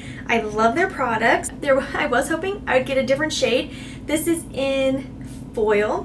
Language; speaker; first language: English; native; English